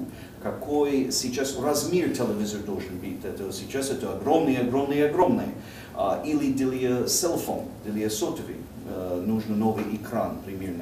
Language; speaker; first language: Russian; non-native, fluent; English